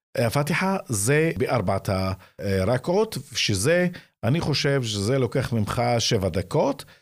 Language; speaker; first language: Hebrew; non-native, local second language; Arabic